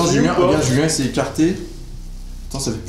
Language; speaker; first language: French; native; French